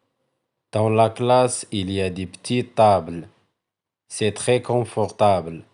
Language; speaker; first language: French; non-native, local second language; Arabic